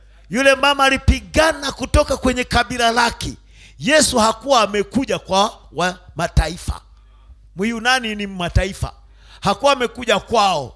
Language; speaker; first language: Swahili; native; Swahili